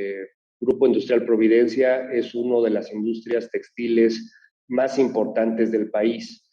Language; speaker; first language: Spanish; native; Spanish